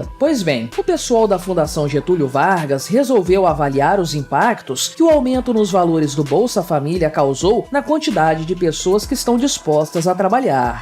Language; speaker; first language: Portuguese; native; Portuguese